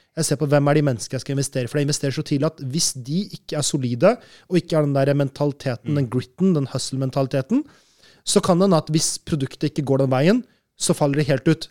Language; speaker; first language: Norwegian; early bilingual, other home language; Urdu